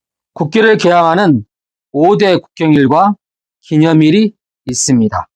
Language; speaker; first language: Korean; native; Korean